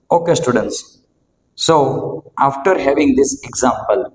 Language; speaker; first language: English; non-native, local second language; Gujarati